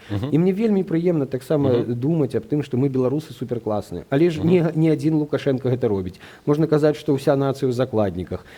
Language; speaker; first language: Belarusian; non-native, local second language; Russian